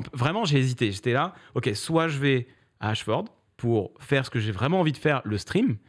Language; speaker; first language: French; native; French